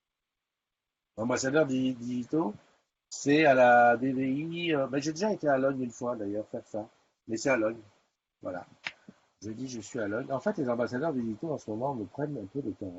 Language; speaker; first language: French; native; French